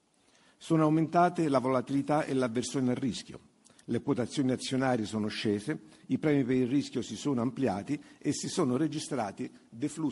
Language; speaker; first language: Italian; native; Italian